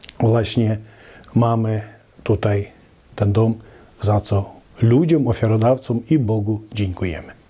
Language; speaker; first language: Polish; non-native, local second language; Ukrainian